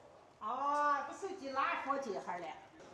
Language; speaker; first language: Chinese; native; Chinese